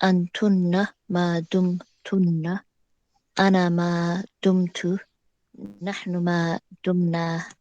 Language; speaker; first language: Arabic; non-native, learner; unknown